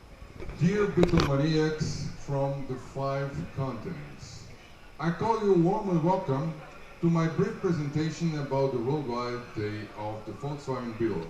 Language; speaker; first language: English; non-native, fluent; German